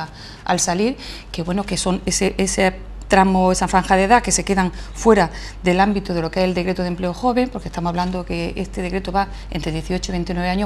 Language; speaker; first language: Spanish; native; Spanish